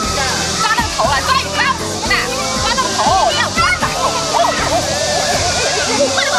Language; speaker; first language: Chinese; native; Chinese